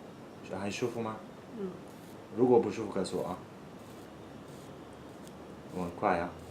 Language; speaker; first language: Chinese; non-native, fluent; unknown